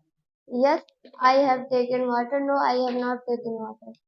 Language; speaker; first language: English; non-native, learner; Hindi